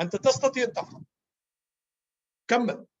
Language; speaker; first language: Arabic; non-native, learner; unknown